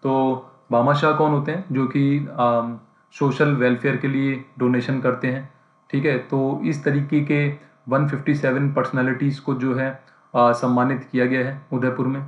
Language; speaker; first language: Hindi; native; Hindi